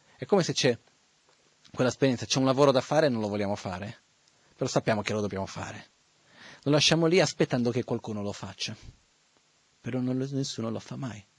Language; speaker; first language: Italian; non-native, fluent; Portuguese